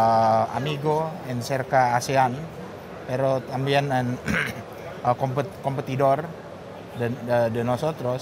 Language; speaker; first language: Spanish; non-native, learner; Indonesian